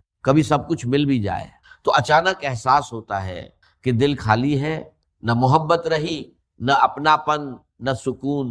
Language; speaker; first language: Urdu; native; Urdu